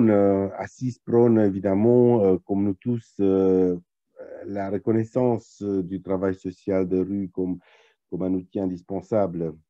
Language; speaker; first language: French; non-native, fluent; Romanian